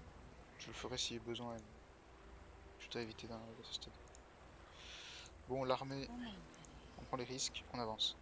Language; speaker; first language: French; native; French